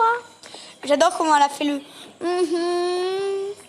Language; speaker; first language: French; native; French